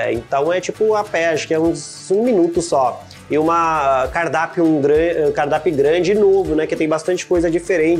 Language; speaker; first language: Portuguese; non-native, learner; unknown